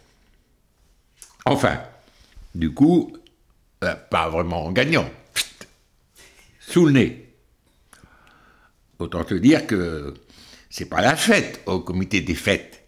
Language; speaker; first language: French; native; French